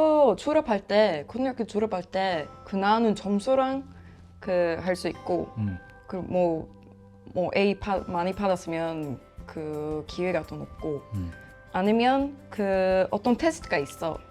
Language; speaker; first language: Korean; non-native, learner; Swedish